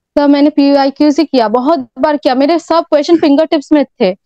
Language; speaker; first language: Hindi; non-native, local second language; Bangla